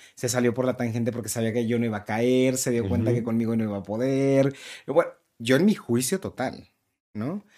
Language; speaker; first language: Spanish; native; Spanish